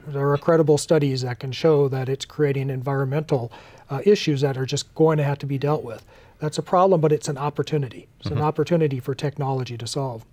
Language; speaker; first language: English; native; English